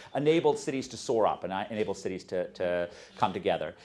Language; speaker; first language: English; native; English